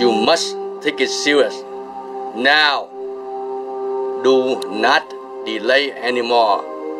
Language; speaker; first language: English; non-native, learner; Vietnamese